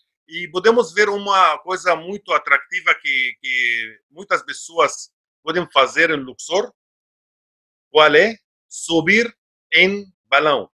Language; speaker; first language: Portuguese; non-native, fluent; Arabic